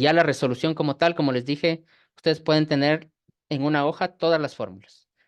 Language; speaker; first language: Spanish; native; Spanish